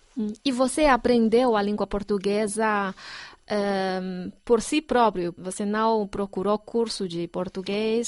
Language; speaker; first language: Portuguese; non-native, fluent; Chinese